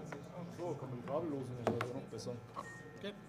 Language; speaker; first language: German; native; German